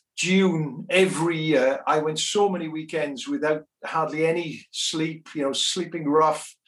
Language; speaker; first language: English; native; English